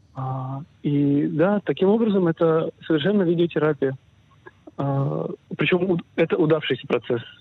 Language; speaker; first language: Russian; early bilingual, other home language; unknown